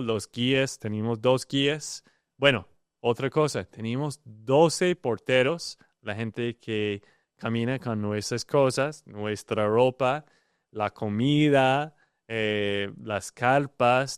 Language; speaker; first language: Spanish; non-native, learner; English